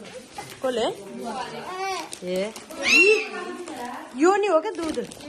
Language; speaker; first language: Chinese; non-native, learner; Nepali